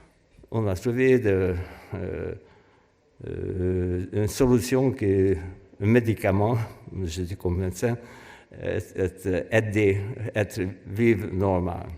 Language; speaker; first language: French; non-native, fluent; Hungarian